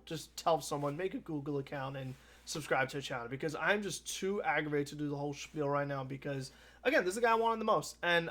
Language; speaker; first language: English; native; English